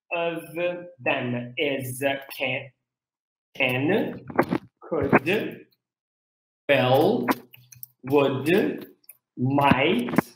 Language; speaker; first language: English; non-native, fluent; Portuguese